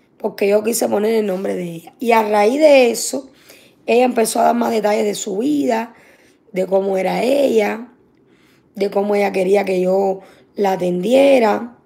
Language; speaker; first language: Spanish; native; Spanish